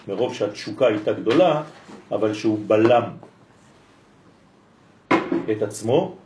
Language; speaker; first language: Hebrew; non-native, fluent; French